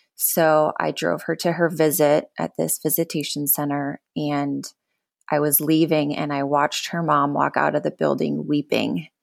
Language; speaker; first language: English; native; English